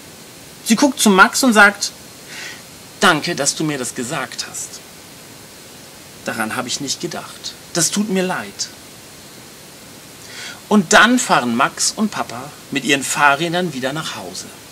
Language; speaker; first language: German; native; German